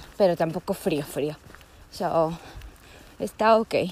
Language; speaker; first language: Spanish; early bilingual, heritage; Spanish